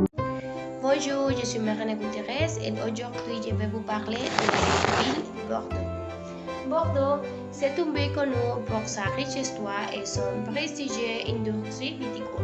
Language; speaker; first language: French; non-native, learner; Spanish